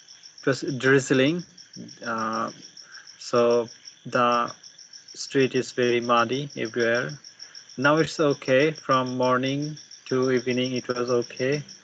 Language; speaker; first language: English; non-native, learner; Bangla